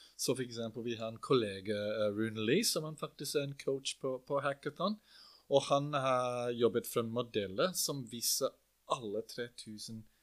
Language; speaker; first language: Norwegian; non-native, fluent; English